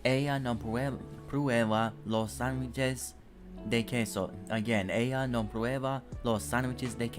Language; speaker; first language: Spanish; non-native, learner; English